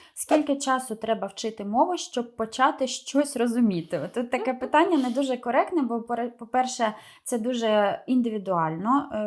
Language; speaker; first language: Ukrainian; non-native, local second language; Russian